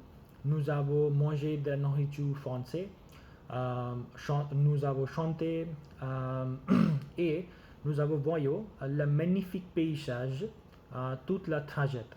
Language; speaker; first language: French; non-native, learner; Gujarati